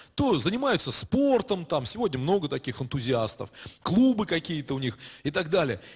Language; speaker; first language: Russian; native; Russian